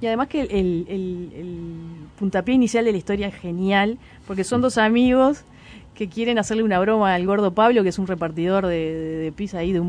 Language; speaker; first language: Spanish; native; Spanish